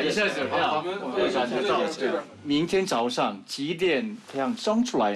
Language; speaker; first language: Chinese; non-native, fluent; Korean